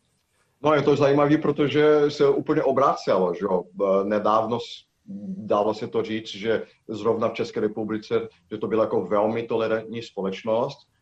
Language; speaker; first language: Czech; non-native, fluent; Portuguese